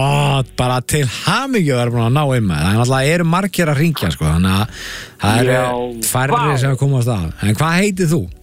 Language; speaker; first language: Icelandic; native; Icelandic